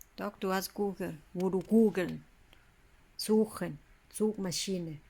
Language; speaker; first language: German; non-native, learner; Thai